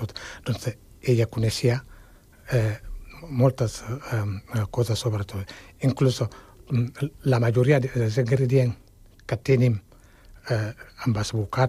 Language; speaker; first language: Catalan; non-native, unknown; Wolof